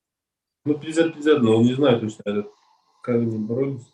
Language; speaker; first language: Russian; non-native, learner; Kazakh